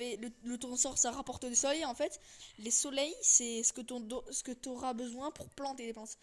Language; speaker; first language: French; native; French